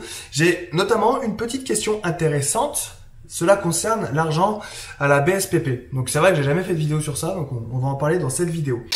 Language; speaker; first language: French; native; French